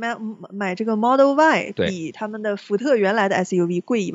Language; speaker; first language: Chinese; native; Chinese